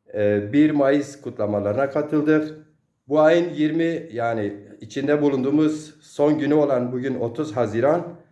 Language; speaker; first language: Turkish; non-native, local second language; Zaza